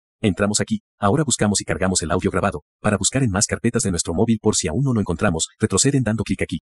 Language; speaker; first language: Spanish; native; Spanish